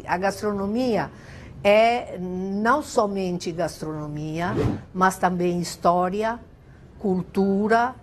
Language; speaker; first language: Portuguese; non-native, fluent; Italian